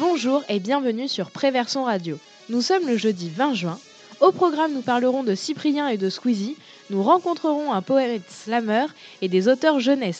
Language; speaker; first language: French; native; French